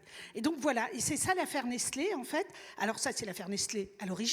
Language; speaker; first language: French; native; French